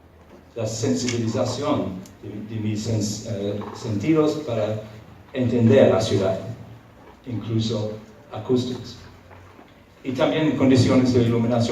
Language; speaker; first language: Spanish; non-native, fluent; English